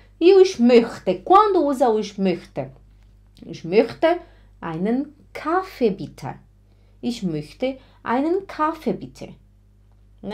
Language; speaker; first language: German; non-native, fluent; Portuguese